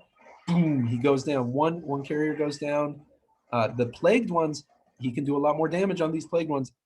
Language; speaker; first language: English; native; English